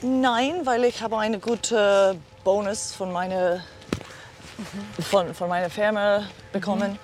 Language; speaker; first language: German; non-native, learner; English